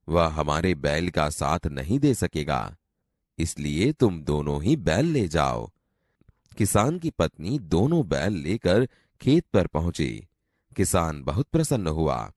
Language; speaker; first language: Hindi; non-native, local second language; Gujarati